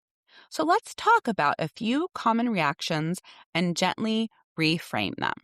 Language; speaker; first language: English; native; English